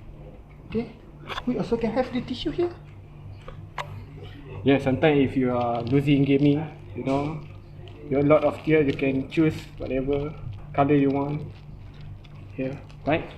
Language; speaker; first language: English; non-native, local second language; Malay